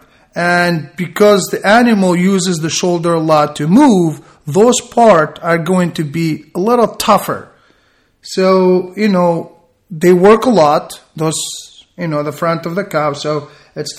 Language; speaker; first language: English; non-native, fluent; Arabic